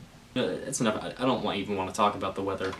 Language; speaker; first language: English; native; English